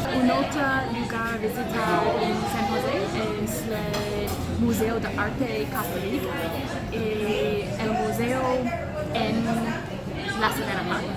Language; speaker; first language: Spanish; non-native, learner; English